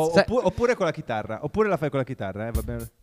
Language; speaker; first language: Italian; native; Italian